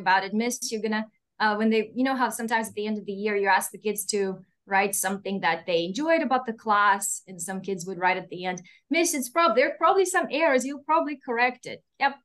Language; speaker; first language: English; non-native, fluent; Russian